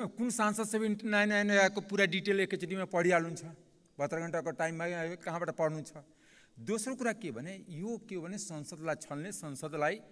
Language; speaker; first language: Nepali; non-native, local second language; Maithili